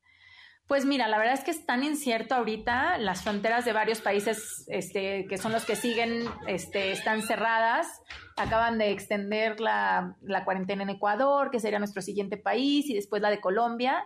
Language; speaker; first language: Spanish; native; Spanish